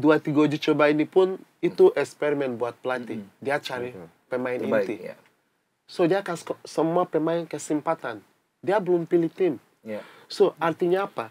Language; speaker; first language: Indonesian; non-native, fluent; English